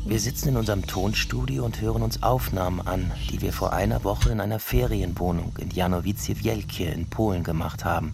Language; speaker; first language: German; native; German